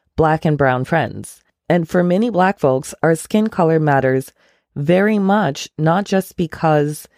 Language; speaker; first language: English; non-native, local second language; Akan